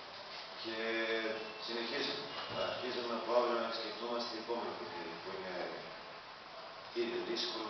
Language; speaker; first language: Greek; non-native, fluent; Serbian